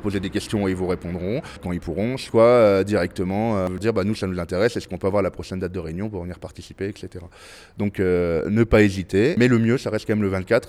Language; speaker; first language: French; native; French